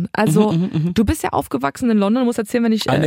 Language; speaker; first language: German; native; German